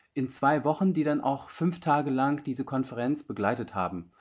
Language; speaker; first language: German; native; German